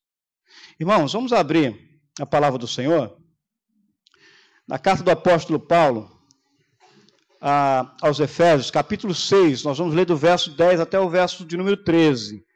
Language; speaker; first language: Portuguese; native; Portuguese